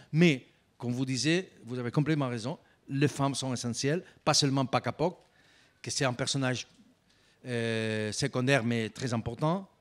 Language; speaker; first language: French; non-native, fluent; Spanish